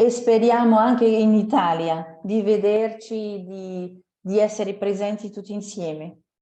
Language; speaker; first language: Italian; non-native, fluent; French